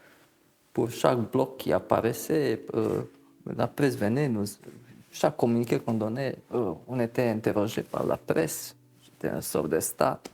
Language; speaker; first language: French; non-native, fluent; Romanian